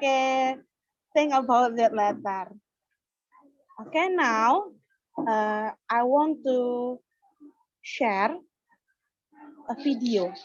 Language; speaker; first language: English; non-native, learner; Indonesian